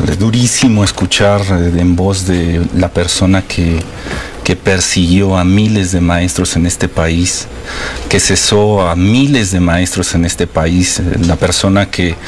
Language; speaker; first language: Spanish; native; Spanish